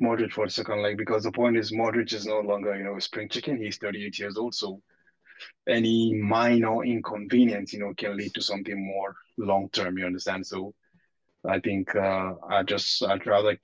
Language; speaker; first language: English; non-native, local second language; Hausa